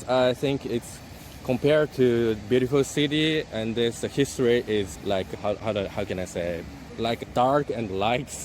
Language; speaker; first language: English; non-native, learner; Japanese